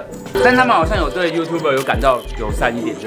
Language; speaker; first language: Chinese; native; Chinese